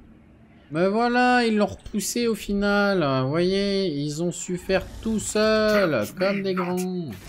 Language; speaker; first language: French; native; French